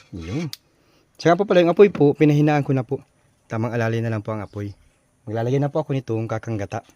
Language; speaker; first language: Filipino; native; Filipino